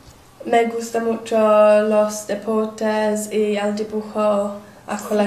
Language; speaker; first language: Spanish; non-native, learner; English